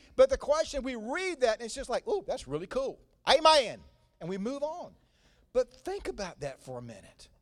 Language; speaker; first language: English; native; English